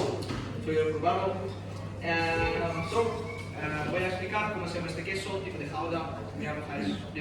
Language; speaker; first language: Spanish; non-native, learner; Dutch